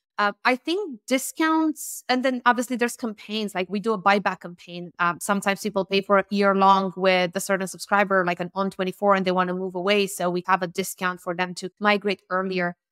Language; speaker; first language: English; non-native, fluent; Romanian